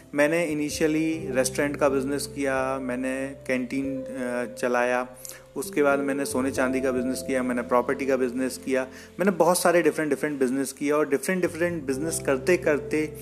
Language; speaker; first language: Hindi; native; Hindi